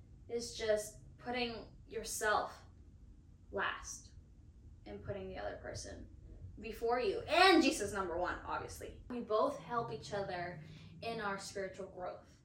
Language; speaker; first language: English; non-native, fluent; Spanish